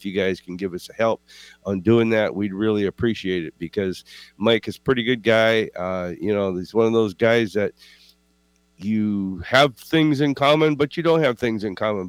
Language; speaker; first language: English; native; English